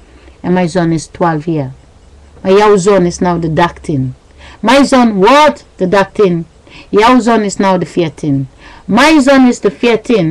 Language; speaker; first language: Dutch; non-native, learner; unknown